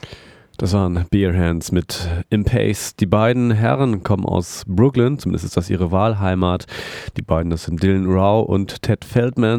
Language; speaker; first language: German; native; German